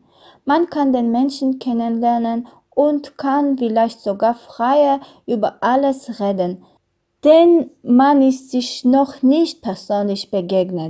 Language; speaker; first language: German; non-native, learner; Armenian